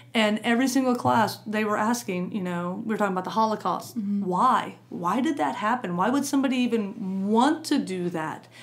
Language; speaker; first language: English; native; English